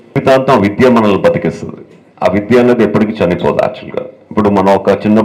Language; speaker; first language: Telugu; native; Telugu